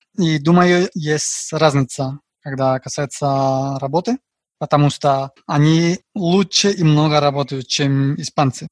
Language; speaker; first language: Russian; non-native, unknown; Spanish